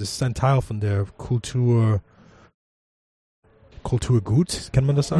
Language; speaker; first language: German; non-native, fluent; English